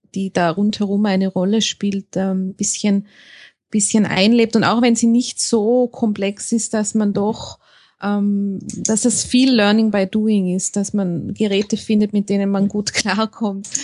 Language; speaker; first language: German; native; German